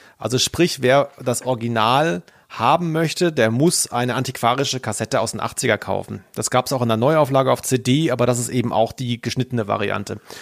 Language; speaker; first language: German; native; German